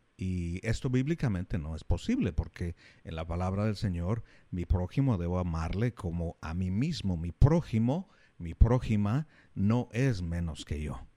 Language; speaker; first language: Spanish; native; Spanish